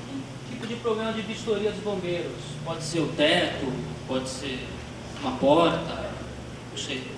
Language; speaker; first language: Portuguese; native; Portuguese